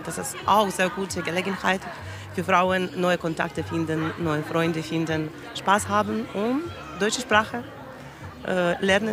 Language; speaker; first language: German; non-native, learner; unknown